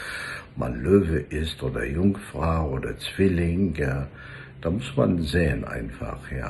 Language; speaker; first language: German; non-native, fluent; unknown